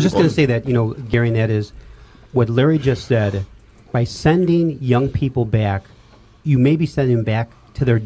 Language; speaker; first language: English; native; English